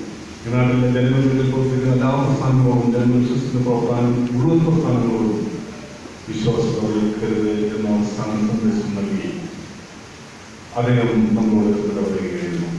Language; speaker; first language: Malayalam; native; Malayalam